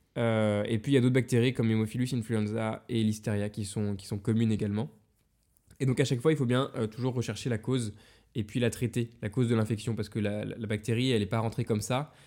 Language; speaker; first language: French; native; French